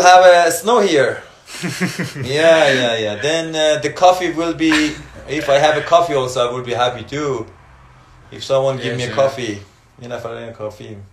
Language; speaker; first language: English; non-native, learner; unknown